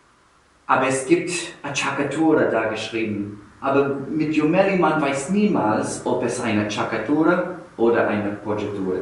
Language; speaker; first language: German; non-native, fluent; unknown